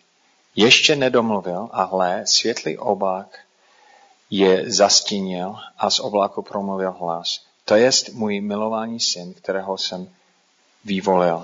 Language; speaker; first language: Czech; non-native, fluent; English